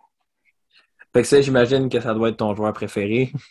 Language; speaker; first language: French; native; French